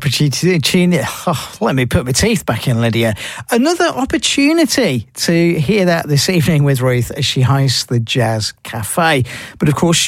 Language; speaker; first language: English; native; English